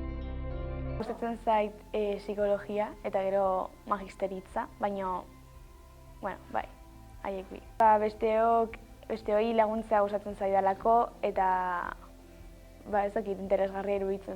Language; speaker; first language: Basque; non-native, local second language; Spanish